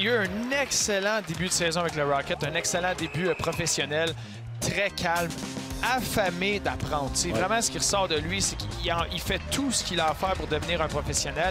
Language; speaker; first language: French; native; French